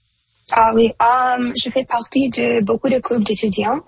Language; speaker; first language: French; non-native, local second language; Punjabi